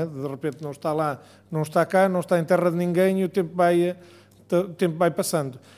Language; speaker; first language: Portuguese; native; Portuguese